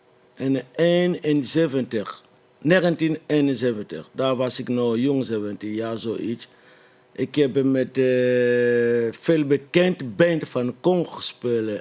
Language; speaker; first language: Dutch; non-native, fluent; Lingala